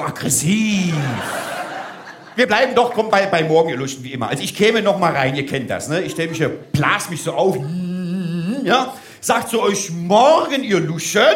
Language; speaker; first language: German; native; German